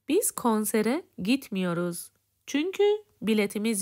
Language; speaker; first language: Turkish; non-native, fluent; Persian